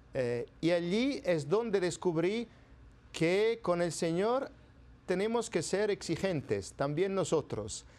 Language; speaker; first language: Spanish; non-native, fluent; Italian